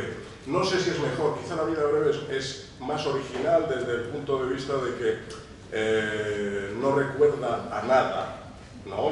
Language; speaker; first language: Spanish; native; Spanish